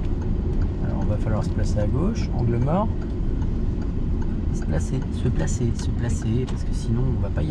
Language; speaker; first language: French; native; French